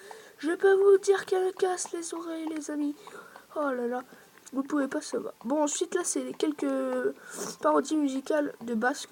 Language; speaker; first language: French; native; French